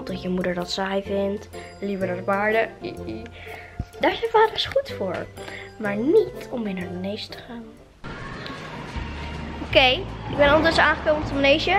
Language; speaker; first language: Dutch; native; Dutch